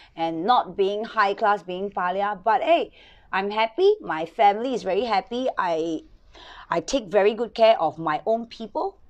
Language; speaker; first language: English; non-native, local second language; Chinese